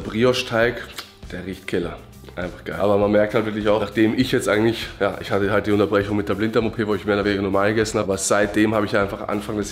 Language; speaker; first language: German; native; German